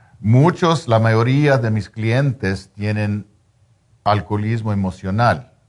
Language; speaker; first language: Spanish; non-native, fluent; English